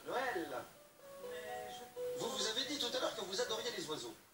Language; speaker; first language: French; native; French